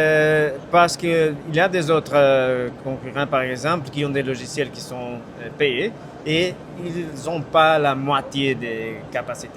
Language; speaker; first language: French; non-native, fluent; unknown